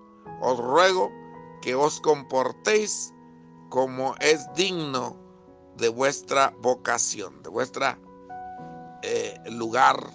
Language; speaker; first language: Spanish; native; Spanish